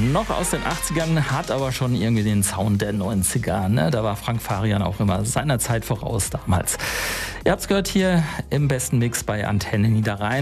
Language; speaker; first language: German; native; German